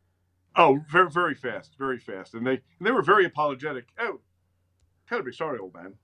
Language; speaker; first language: English; native; English